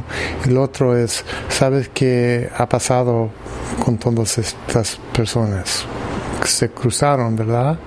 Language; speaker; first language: Spanish; non-native, fluent; English